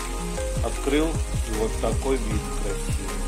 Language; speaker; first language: Russian; non-native, fluent; Hindi